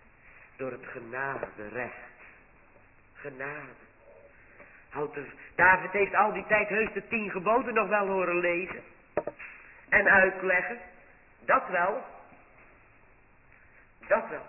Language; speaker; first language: Dutch; native; Dutch